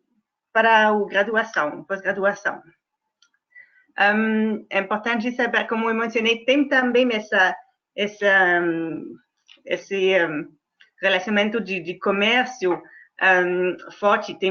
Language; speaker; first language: Portuguese; non-native, fluent; French